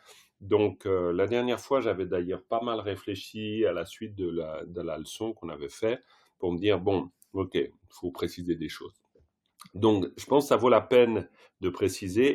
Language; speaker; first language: French; native; French